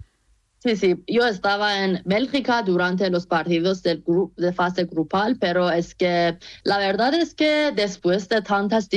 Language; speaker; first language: Spanish; non-native, fluent; Persian